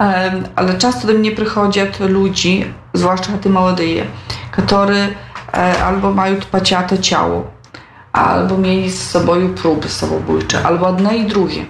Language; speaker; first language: Polish; non-native, local second language; Belarusian